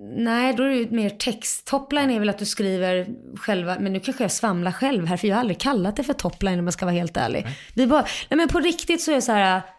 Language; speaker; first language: Swedish; native; Swedish